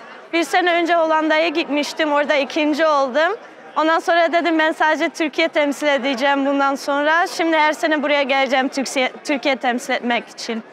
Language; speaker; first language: Turkish; non-native, learner; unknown